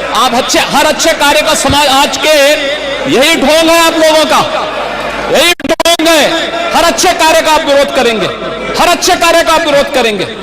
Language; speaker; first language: Hindi; native; Hindi